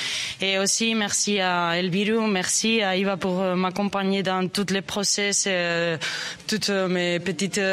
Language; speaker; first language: French; non-native, learner; Spanish